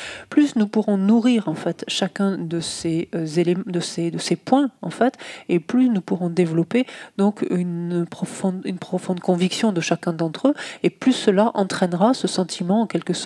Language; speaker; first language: French; native; French